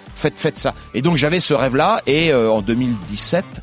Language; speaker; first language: French; native; French